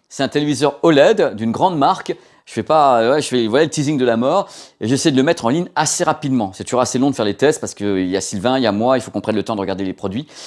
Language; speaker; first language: French; native; French